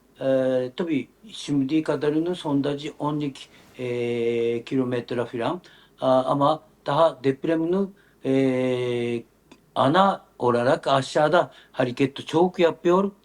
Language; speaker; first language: Turkish; non-native, learner; Japanese